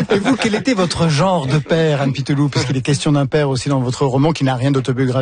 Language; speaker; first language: French; native; French